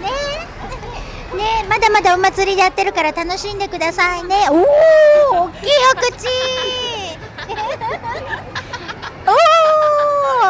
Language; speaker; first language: Japanese; native; Japanese